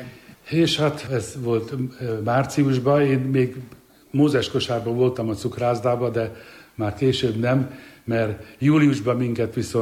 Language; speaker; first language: Hungarian; native; Hungarian